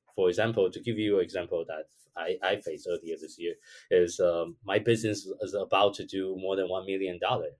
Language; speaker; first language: English; non-native, fluent; Chinese